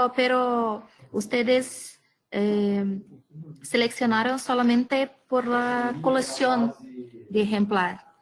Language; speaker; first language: Spanish; non-native, learner; Portuguese